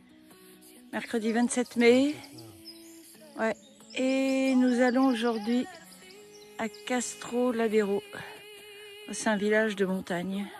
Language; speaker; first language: French; native; French